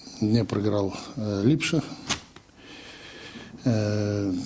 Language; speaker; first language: Ukrainian; non-native, local second language; Russian